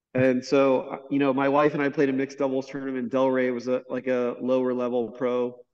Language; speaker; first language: English; native; English